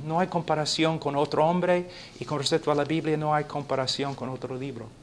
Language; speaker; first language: Spanish; non-native, fluent; English